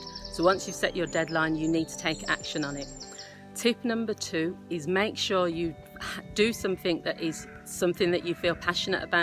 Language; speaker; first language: English; native; English